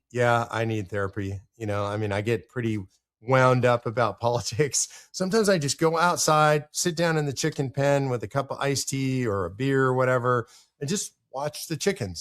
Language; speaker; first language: English; native; English